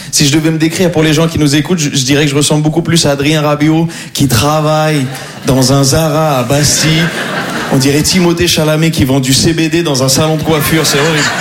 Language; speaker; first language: French; non-native, local second language; Arabic